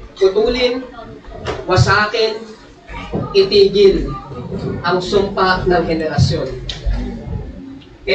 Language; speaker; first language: Filipino; native; Filipino